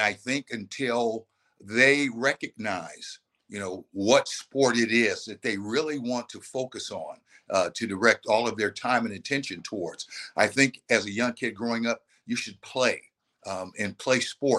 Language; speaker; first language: English; native; English